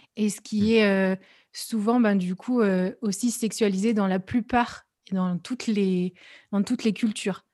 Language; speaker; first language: French; native; French